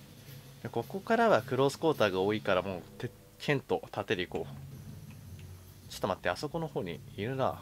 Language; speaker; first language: Japanese; native; Japanese